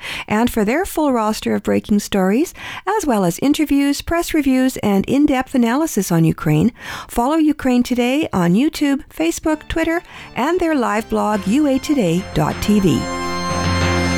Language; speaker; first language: English; early bilingual, other home language; Ukrainian